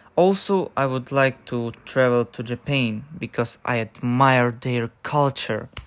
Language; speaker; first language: English; non-native, learner; Ukrainian